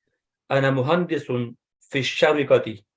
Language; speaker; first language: Arabic; non-native, learner; English